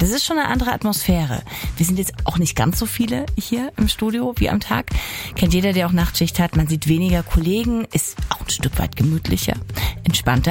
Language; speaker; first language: German; native; German